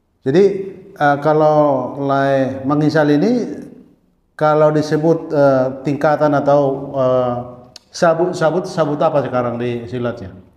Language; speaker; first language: Indonesian; native; Indonesian